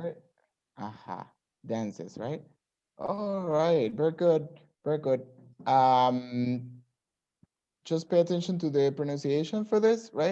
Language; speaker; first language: English; non-native, fluent; Spanish